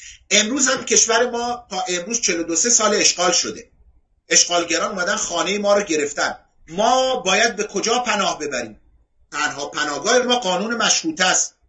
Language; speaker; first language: Persian; non-native, local second language; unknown